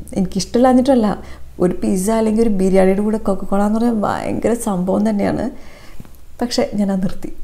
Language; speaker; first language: Malayalam; early bilingual, heritage; Malayalam